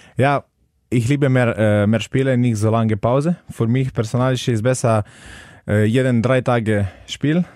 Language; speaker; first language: German; non-native, learner; Slovenian